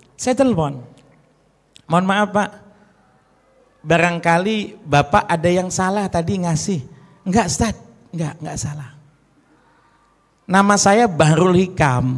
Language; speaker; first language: Indonesian; native; Indonesian